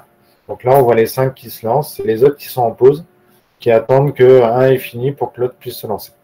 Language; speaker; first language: French; native; French